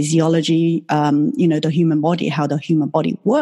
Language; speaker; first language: English; non-native, fluent; Chinese